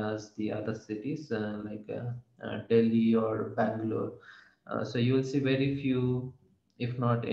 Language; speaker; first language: English; non-native, local second language; Telugu